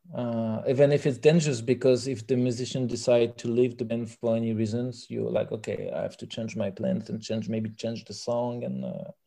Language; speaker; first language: English; non-native, fluent; French